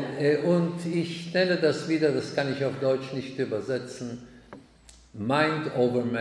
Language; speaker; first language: German; non-native, fluent; Hebrew